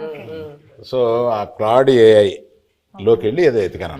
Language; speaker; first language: Telugu; native; Telugu